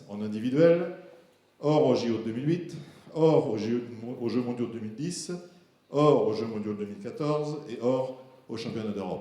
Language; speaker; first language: French; native; French